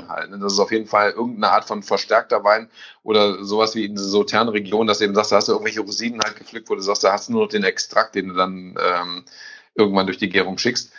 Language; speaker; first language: German; native; German